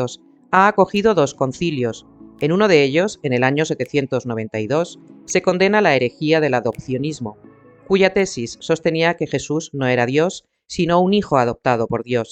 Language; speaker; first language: Spanish; native; Spanish